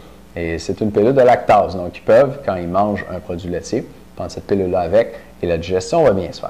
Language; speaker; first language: French; native; French